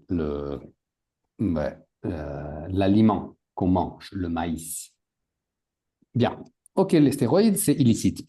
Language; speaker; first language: French; native; French